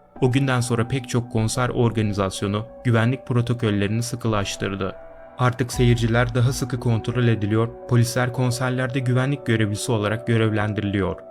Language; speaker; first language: Turkish; native; Turkish